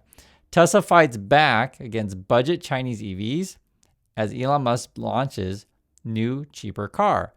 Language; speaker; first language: English; native; English